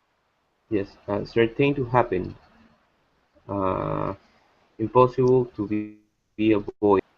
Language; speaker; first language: English; non-native, learner; Spanish